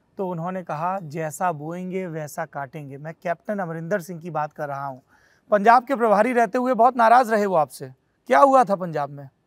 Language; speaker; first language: Hindi; native; Hindi